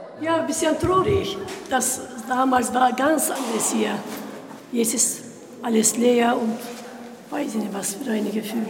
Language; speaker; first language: German; non-native, learner; Turkish